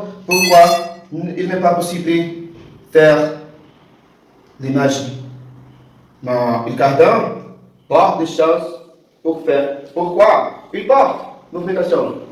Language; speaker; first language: French; non-native, learner; Portuguese